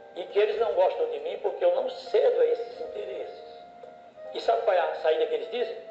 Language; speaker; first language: Portuguese; native; Portuguese